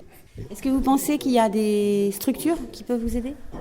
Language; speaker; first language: French; native; French